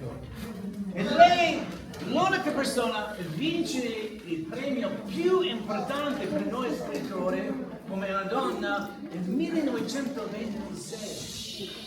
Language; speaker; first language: Italian; non-native, learner; English